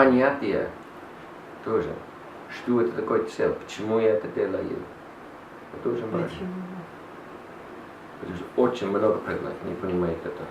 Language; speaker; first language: Russian; non-native, learner; English